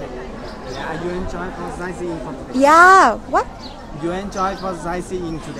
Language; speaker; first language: English; non-native, learner; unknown